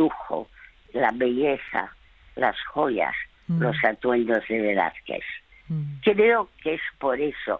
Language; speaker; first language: Spanish; early bilingual, other home language; French